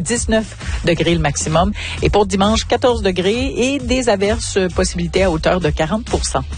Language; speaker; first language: French; native; French